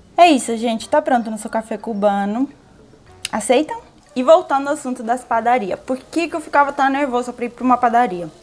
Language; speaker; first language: Portuguese; non-native, fluent; Spanish